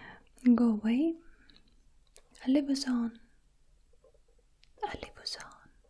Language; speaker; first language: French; non-native, learner; Russian